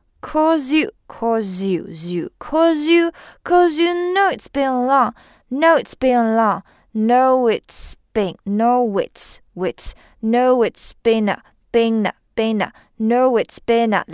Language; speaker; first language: English; non-native, fluent; Chinese